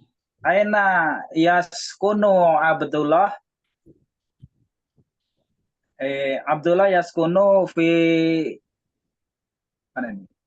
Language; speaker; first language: Arabic; non-native, learner; Indonesian